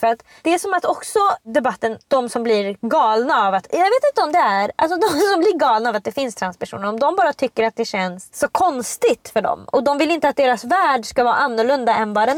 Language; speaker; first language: Swedish; native; Swedish